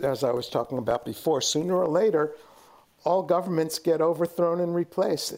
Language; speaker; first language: English; native; English